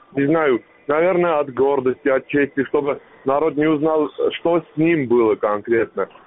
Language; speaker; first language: Russian; non-native, local second language; Armenian